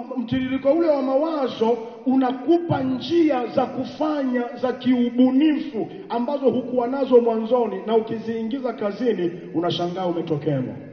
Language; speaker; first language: Swahili; native; Swahili